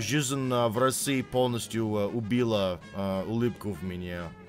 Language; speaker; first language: Russian; non-native, fluent; English